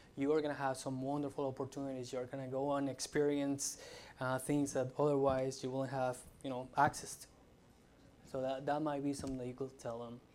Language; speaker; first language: English; non-native, fluent; Spanish